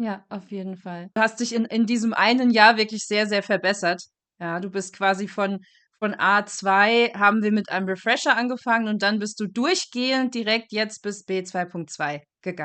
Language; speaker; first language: German; non-native, fluent; English